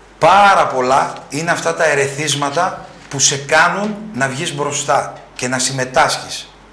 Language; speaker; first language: Greek; early bilingual, other home language; French